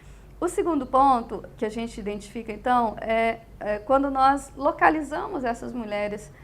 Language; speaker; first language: Portuguese; native; Portuguese